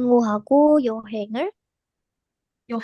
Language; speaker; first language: Korean; non-native, fluent; Indonesian